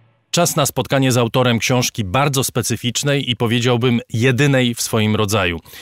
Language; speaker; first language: Polish; native; Polish